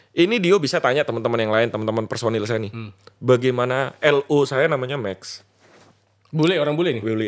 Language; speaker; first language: Indonesian; non-native, local second language; Sasak